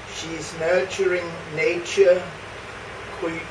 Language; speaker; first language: Spanish; non-native, fluent; Danish